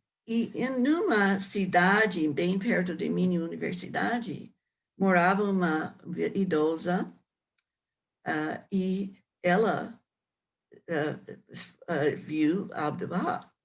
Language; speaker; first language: Portuguese; non-native, learner; English